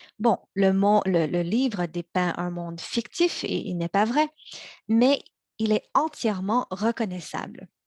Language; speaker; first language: French; early bilingual, other home language; Chinese